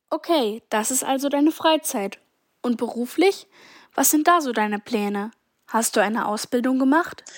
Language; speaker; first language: German; native; German